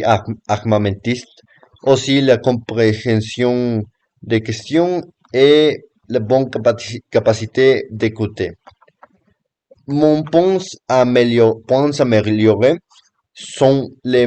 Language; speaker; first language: French; non-native, learner; Spanish